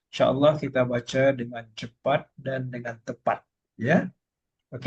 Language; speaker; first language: Malay; native; Malay